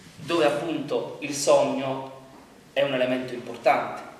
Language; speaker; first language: Italian; native; Italian